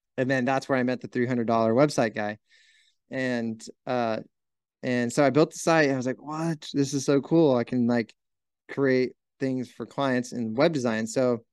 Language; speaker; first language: English; native; English